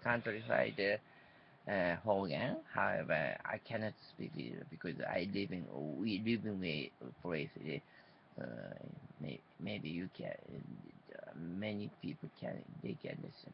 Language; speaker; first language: English; non-native, learner; Japanese